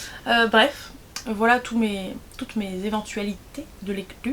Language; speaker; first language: French; native; French